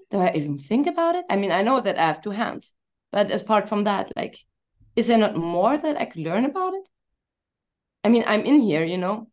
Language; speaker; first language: English; non-native, fluent; German